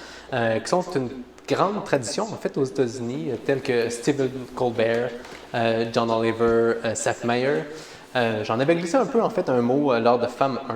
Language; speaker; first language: French; native; French